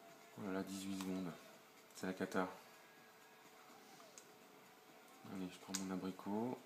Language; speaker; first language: French; native; French